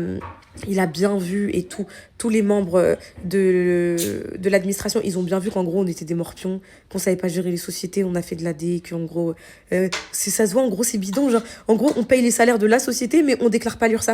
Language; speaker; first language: French; native; French